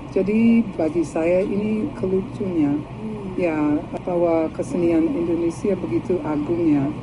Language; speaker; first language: Indonesian; non-native, fluent; English